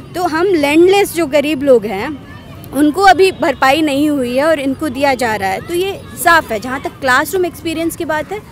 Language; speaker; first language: Hindi; native; Hindi